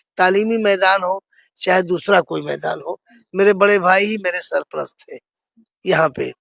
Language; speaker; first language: Urdu; native; Urdu